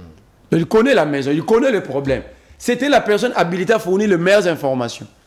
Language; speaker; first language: French; non-native, local second language; Lingala